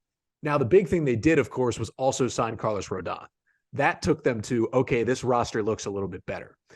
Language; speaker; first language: English; native; English